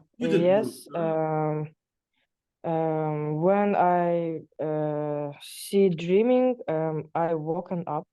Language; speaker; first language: English; non-native, learner; Russian